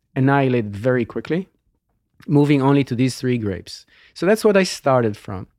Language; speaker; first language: English; non-native, fluent; Hebrew